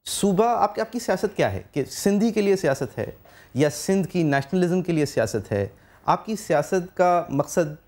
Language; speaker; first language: Urdu; native; Urdu